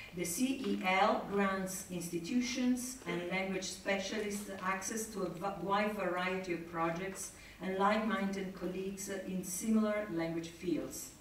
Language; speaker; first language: English; non-native, fluent; Italian